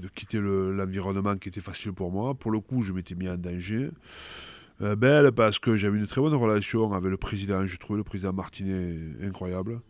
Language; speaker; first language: French; native; French